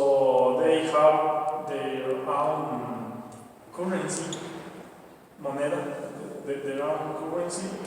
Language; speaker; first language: English; non-native, learner; Spanish